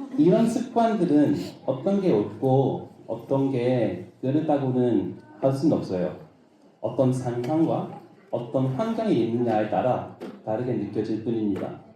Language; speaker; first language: Korean; non-native, fluent; English